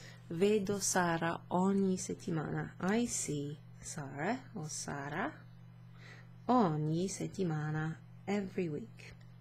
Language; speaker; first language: Italian; non-native, fluent; English